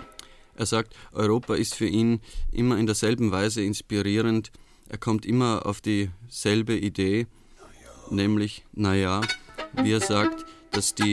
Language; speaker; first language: German; native; German